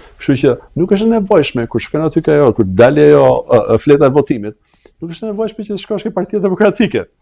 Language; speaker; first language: Albanian; early bilingual, other home language; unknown